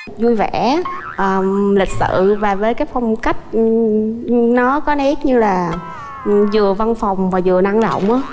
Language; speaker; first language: Vietnamese; native; Vietnamese